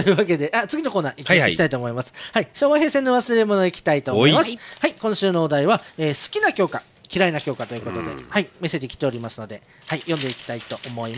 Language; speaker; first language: Japanese; native; Japanese